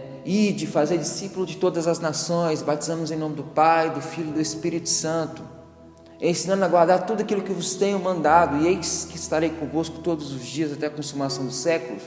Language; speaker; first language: Portuguese; native; Portuguese